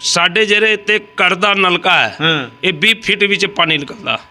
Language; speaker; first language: Punjabi; non-native, local second language; Hindi